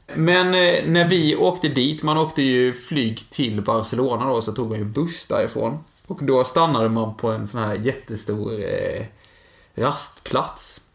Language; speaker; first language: Swedish; native; Swedish